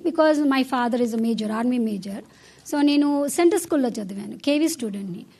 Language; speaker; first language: Telugu; native; Telugu